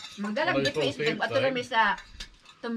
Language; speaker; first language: Swedish; non-native, learner; Cebuano